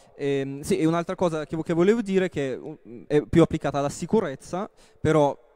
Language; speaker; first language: Italian; non-native, fluent; Russian